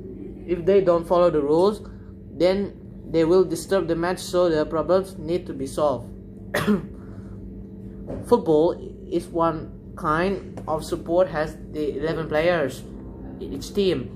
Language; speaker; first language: English; non-native, learner; Indonesian